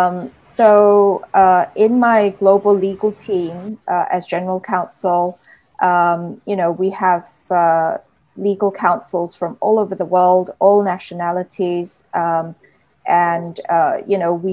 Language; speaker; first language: English; native; English